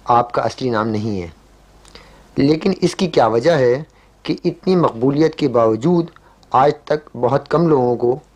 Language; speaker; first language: Urdu; native; Urdu